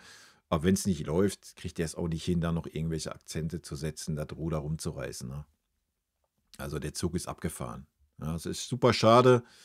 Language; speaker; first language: German; native; German